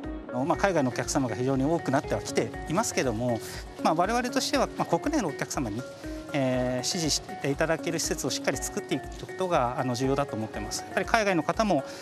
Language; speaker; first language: Japanese; native; Japanese